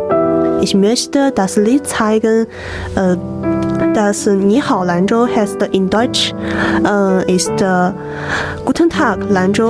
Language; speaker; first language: German; non-native, learner; Chinese